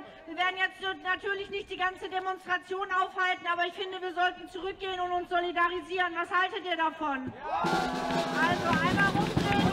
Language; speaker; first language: German; native; German